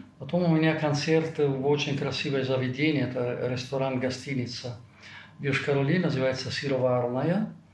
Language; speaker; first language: Russian; non-native, fluent; Italian